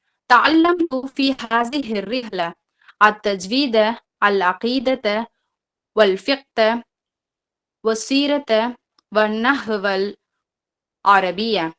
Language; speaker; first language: Arabic; non-native, learner; Tamil